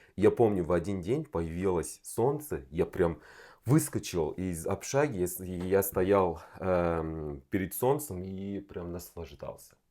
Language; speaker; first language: Russian; non-native, fluent; Persian